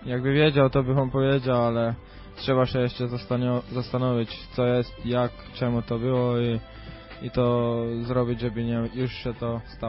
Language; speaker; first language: Polish; non-native, fluent; Croatian